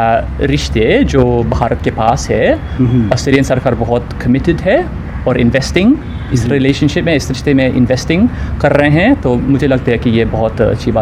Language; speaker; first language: Hindi; non-native, fluent; English